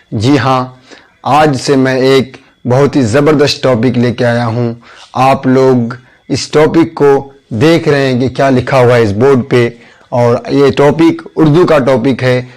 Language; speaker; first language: Hindi; native; Hindi